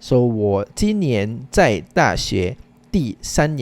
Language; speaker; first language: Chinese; non-native, fluent; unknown